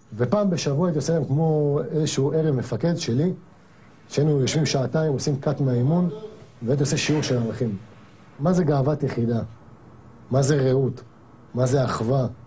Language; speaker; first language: Hebrew; native; Hebrew